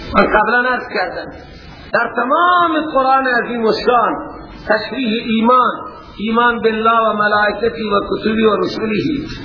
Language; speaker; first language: Persian; native; Persian